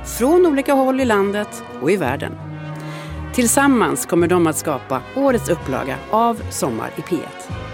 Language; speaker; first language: Swedish; native; Swedish